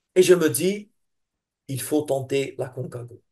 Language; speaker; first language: French; non-native, local second language; Arabic